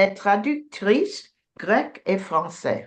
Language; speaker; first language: French; non-native, learner; English